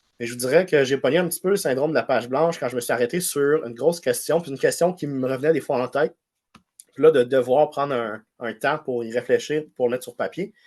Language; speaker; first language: French; native; French